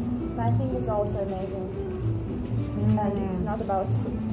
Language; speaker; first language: English; non-native, learner; Russian